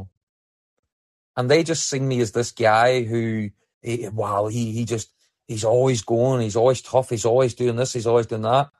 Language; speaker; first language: English; native; English